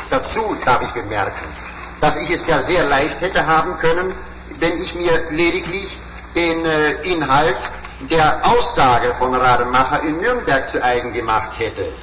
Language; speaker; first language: German; native; German